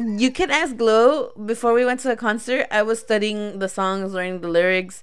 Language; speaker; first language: English; early bilingual, other home language; Spanish